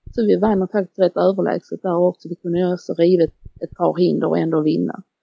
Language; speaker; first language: Swedish; native; Swedish